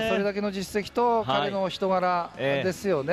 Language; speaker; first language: Japanese; native; Japanese